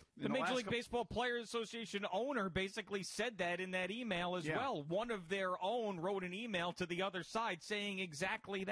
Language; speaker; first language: English; native; English